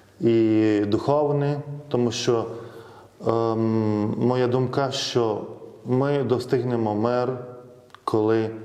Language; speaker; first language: Ukrainian; non-native, fluent; Lithuanian